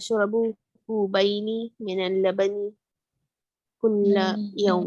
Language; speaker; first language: Arabic; non-native, learner; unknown